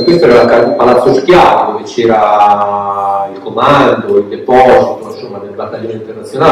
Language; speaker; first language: Italian; native; Italian